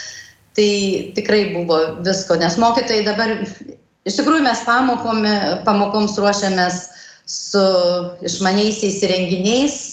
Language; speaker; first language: Lithuanian; native; Lithuanian